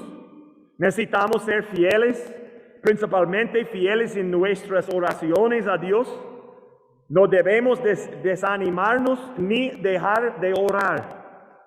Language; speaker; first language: Spanish; non-native, learner; English